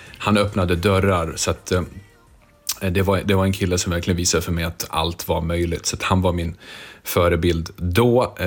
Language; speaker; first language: Swedish; early bilingual, other home language; Bosnian